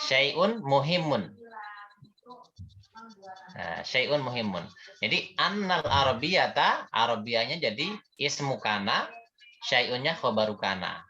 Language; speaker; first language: Arabic; non-native, fluent; Indonesian